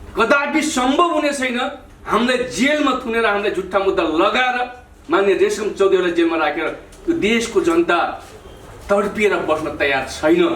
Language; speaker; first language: Nepali; non-native, local second language; Dangaura Tharu